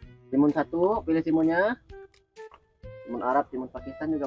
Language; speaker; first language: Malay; non-native, local second language; Sundanese